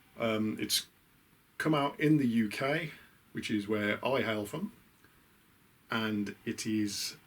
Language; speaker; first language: English; native; English